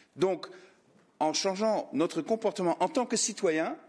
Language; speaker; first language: French; non-native, fluent; Dutch